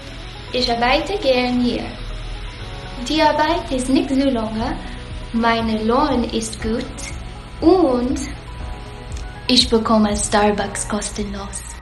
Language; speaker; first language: German; non-native, learner; English